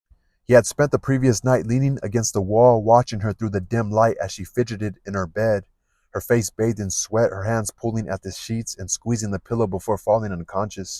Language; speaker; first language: English; native; English